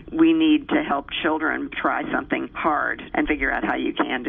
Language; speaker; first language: English; native; English